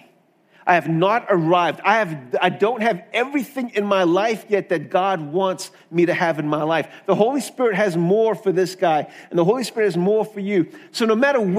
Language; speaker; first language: English; native; English